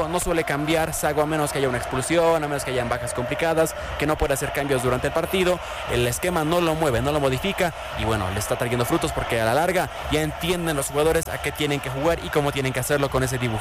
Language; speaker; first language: Spanish; native; Spanish